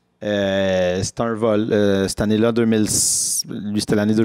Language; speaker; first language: French; native; French